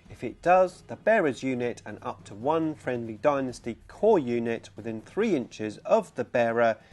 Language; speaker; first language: English; native; English